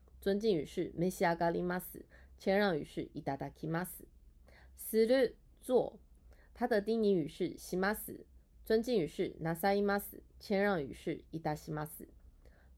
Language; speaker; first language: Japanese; non-native, fluent; Chinese